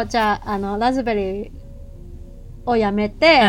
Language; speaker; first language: Japanese; non-native, fluent; Cantonese